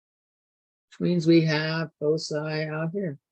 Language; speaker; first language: English; native; English